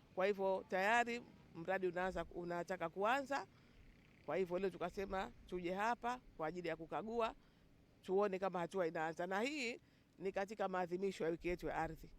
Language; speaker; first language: Swahili; native; Swahili